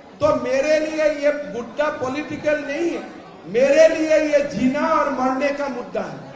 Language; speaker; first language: Hindi; non-native, local second language; Assamese